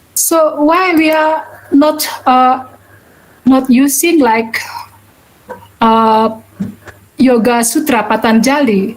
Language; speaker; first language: English; non-native, learner; Balinese